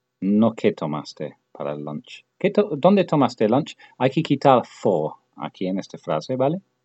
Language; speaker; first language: Spanish; non-native, fluent; English